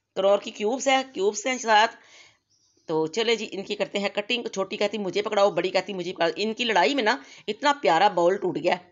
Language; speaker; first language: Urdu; non-native, local second language; Punjabi